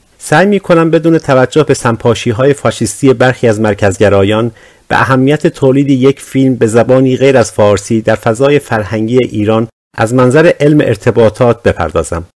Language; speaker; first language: Persian; non-native, local second language; Azerbaijani